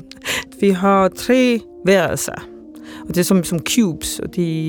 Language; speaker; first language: Danish; non-native, fluent; Estonian